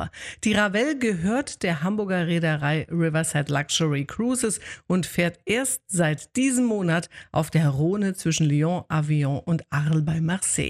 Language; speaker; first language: German; native; German